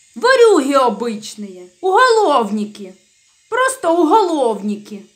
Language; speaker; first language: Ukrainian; native; Ukrainian